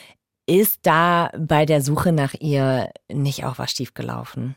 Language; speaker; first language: German; native; German